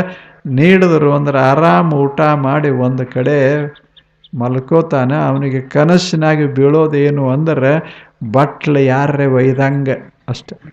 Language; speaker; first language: Kannada; native; Kannada